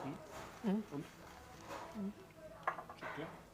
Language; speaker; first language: German; native; German